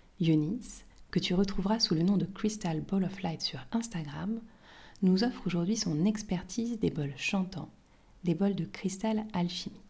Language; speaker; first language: French; native; French